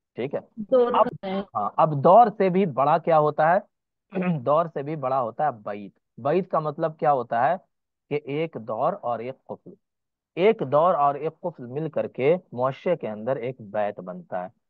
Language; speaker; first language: Hindi; native; Hindi